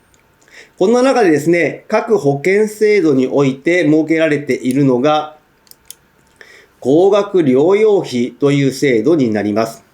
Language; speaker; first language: Japanese; native; Japanese